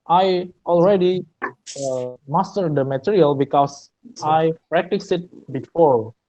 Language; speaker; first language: English; non-native, learner; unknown